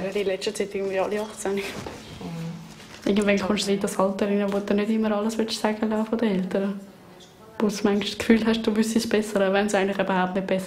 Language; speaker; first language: German; native; German